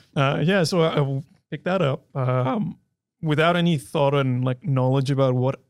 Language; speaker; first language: English; non-native, local second language; Hindi